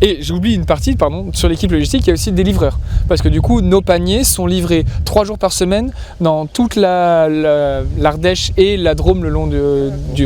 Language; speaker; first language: French; native; French